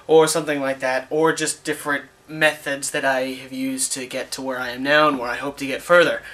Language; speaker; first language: English; native; English